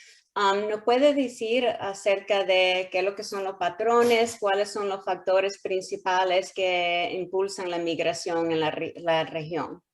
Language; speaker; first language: Spanish; early bilingual, heritage; Spanish